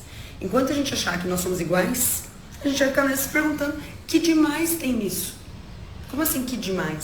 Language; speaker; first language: Portuguese; native; Portuguese